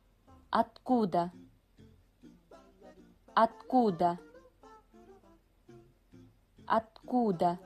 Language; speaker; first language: Russian; non-native, fluent; Kazakh